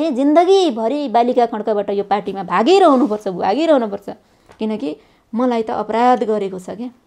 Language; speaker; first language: Nepali; native; Nepali